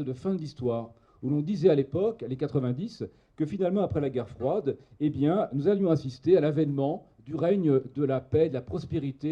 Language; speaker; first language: French; native; French